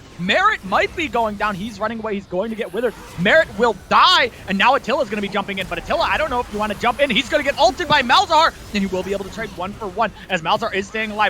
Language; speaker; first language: English; native; English